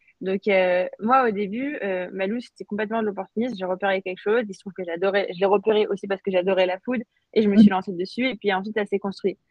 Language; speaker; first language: French; native; French